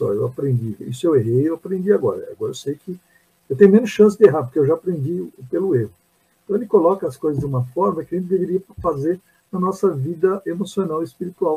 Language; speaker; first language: Portuguese; native; Portuguese